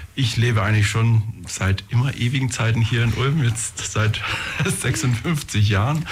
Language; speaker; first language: German; native; German